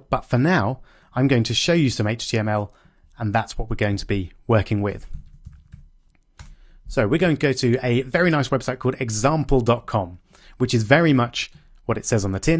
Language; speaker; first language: English; native; English